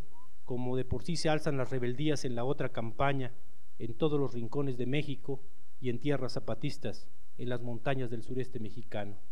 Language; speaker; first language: Spanish; native; Spanish